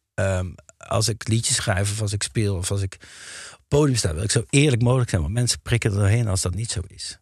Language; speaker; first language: Dutch; native; Dutch